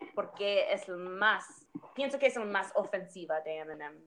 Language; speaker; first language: Spanish; non-native, learner; English